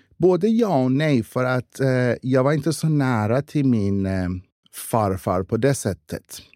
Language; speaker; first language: Swedish; non-native, fluent; Persian